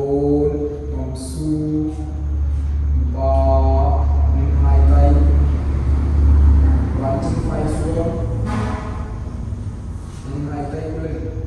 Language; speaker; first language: Vietnamese; non-native, learner; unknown